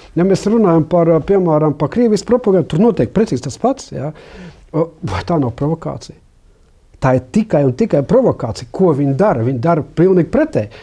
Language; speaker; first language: Latvian; non-native, local second language; Russian